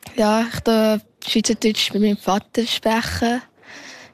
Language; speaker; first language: German; early bilingual, heritage; German